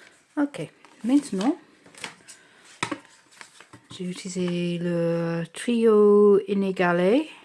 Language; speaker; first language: French; non-native, learner; English